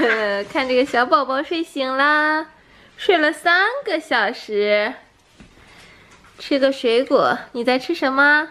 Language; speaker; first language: Chinese; native; Chinese